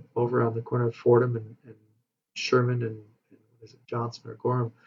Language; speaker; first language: English; native; English